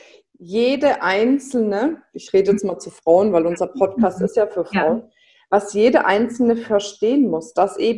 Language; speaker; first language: German; native; German